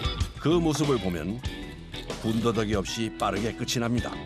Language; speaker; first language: Korean; native; Korean